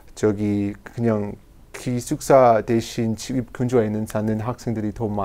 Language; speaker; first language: Korean; non-native, learner; English